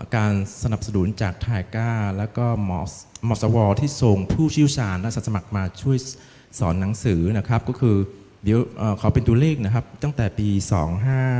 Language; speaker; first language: Thai; non-native, fluent; Vietnamese